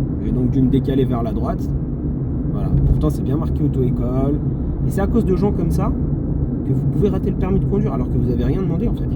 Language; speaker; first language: French; native; French